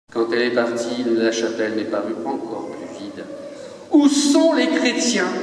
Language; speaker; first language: French; native; French